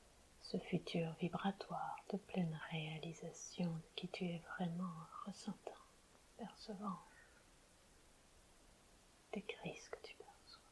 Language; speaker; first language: French; native; French